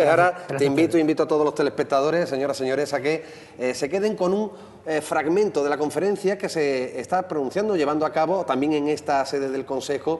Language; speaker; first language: Spanish; native; Spanish